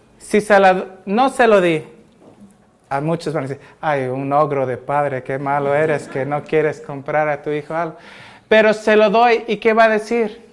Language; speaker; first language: Spanish; early bilingual, heritage; Spanish